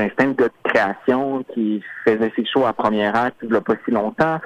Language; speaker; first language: French; native; French